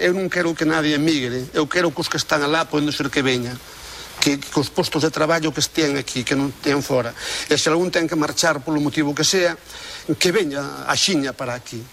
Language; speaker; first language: Galician; native; Galician